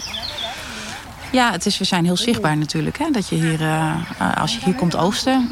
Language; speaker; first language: Dutch; native; Dutch